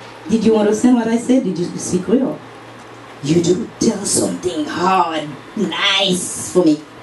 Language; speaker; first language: English; non-native, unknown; Haitian Creole